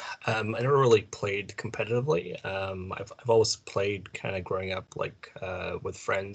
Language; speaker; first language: English; native; English